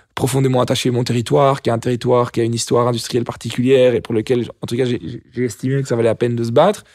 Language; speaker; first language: French; native; French